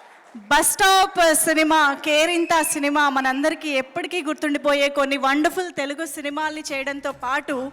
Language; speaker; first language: Telugu; native; Telugu